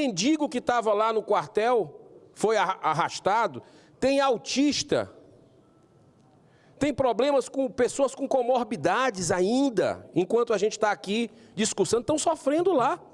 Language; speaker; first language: Portuguese; native; Portuguese